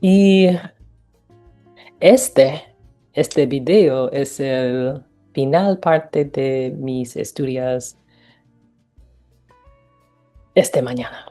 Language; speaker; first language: Spanish; non-native, learner; English